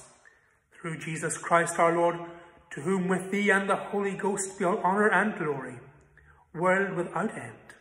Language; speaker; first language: English; native; English